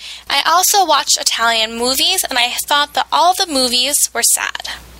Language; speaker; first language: English; native; English